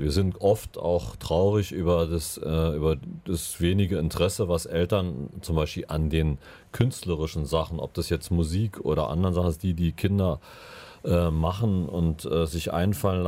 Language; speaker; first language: German; native; German